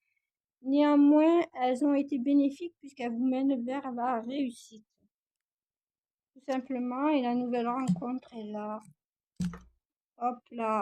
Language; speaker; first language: French; native; French